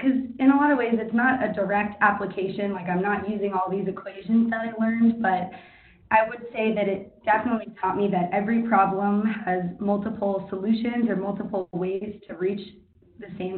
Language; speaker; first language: English; native; English